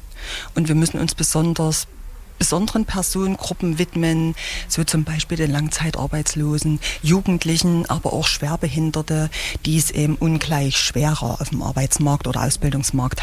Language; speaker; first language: German; native; German